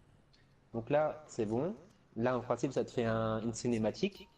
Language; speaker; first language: French; native; French